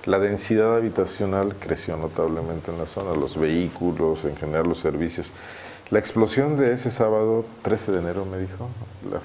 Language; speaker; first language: Spanish; native; Spanish